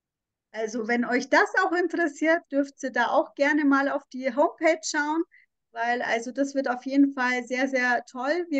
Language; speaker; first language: German; native; German